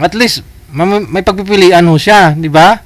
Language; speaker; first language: Filipino; native; Filipino